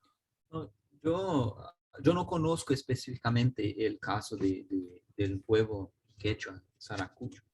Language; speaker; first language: Spanish; non-native, learner; Portuguese